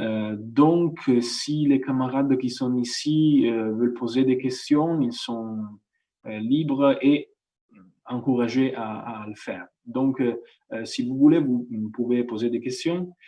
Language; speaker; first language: French; non-native, fluent; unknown